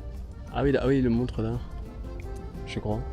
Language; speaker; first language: French; native; French